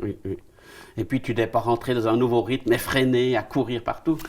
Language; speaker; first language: French; native; French